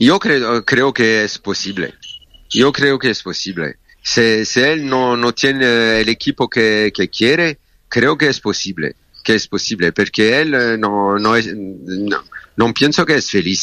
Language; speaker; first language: Spanish; non-native, learner; French